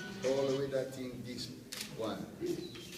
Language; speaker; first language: Spanish; non-native, fluent; English